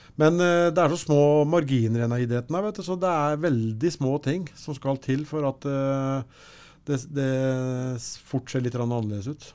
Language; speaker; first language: Norwegian; native; Norwegian